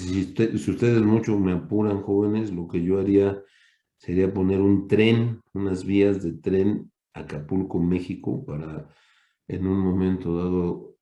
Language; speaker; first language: Spanish; native; Spanish